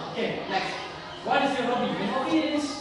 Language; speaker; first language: English; non-native, learner; Indonesian